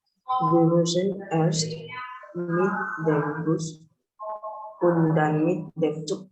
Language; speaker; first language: German; non-native, learner; Indonesian